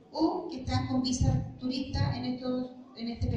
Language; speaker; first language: Spanish; native; Spanish